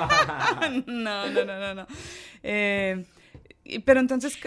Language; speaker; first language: Spanish; early bilingual, other home language; English